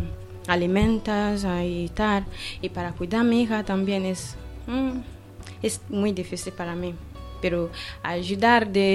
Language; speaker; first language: Spanish; non-native, learner; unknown